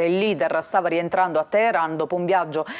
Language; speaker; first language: Italian; native; Italian